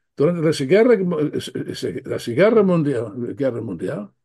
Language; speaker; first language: Spanish; non-native, fluent; English